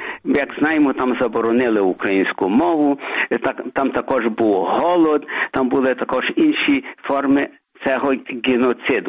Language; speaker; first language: Ukrainian; early bilingual, heritage; Ukrainian